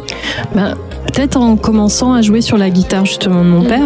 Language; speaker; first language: French; native; French